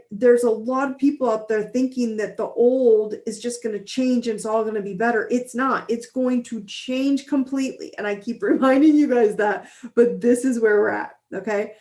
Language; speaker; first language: English; native; English